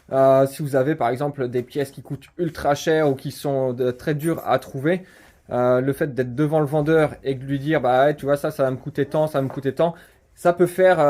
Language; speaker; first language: French; native; French